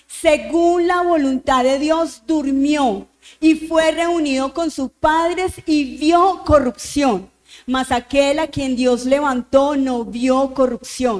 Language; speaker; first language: Spanish; native; Spanish